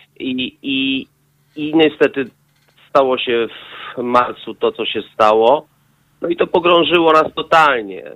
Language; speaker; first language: Polish; native; Polish